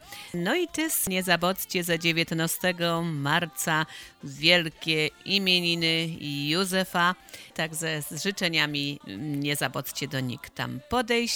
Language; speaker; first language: Polish; native; Polish